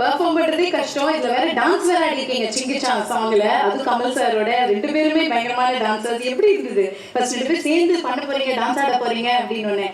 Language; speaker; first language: Tamil; native; Tamil